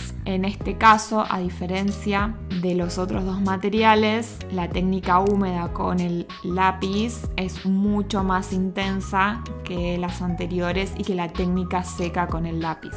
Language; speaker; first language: Spanish; native; Spanish